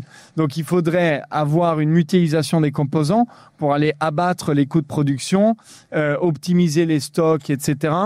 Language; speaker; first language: French; native; French